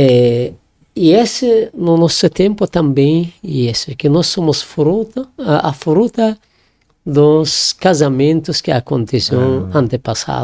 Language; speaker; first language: Portuguese; non-native, learner; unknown